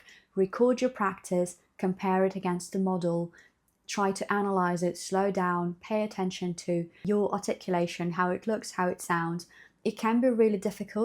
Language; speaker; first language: English; non-native, fluent; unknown